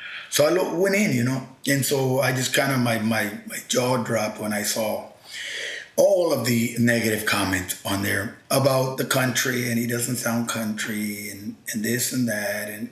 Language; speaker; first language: English; early bilingual, other home language; Spanish